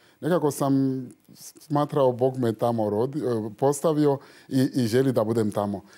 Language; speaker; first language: Croatian; non-native, fluent; Fon